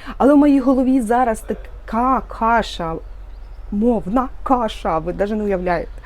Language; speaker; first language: Ukrainian; native; Ukrainian